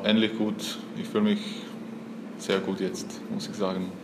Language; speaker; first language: German; non-native, fluent; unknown